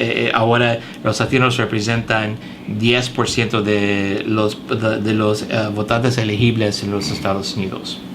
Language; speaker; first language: Spanish; early bilingual, heritage; English